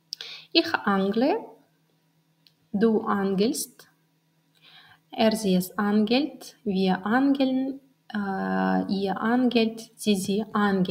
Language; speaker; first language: German; non-native, learner; Turkmen